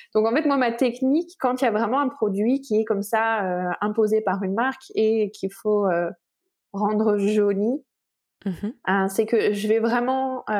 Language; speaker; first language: French; native; French